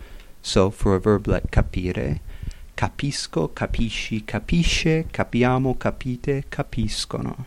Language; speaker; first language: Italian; non-native, fluent; English